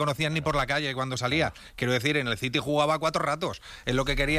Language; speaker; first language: Spanish; native; Spanish